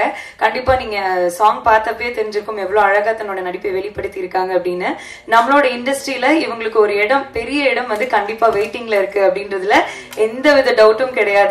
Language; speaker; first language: Tamil; native; Tamil